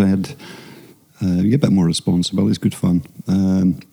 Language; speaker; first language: English; native; English